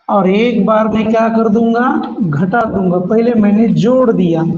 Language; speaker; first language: Hindi; non-native, local second language; Marathi